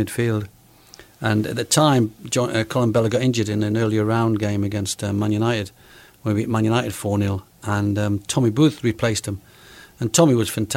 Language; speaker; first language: English; native; English